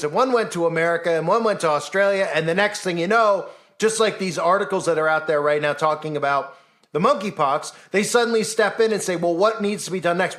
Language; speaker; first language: English; native; English